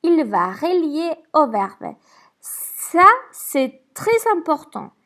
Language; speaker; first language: French; non-native, fluent; Spanish